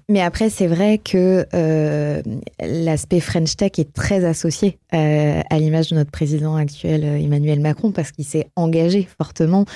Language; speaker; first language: French; native; French